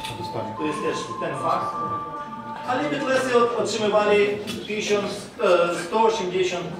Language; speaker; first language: Polish; non-native, fluent; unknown